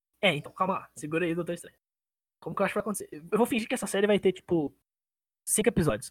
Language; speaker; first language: Portuguese; native; Portuguese